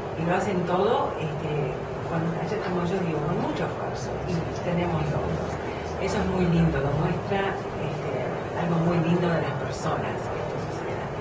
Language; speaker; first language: Spanish; non-native, fluent; English